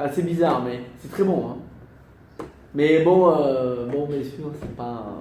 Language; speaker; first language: French; non-native, fluent; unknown